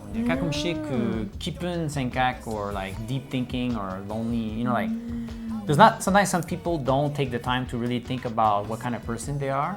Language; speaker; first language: English; native; English